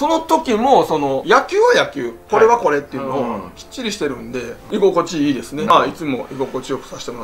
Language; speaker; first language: Japanese; native; Japanese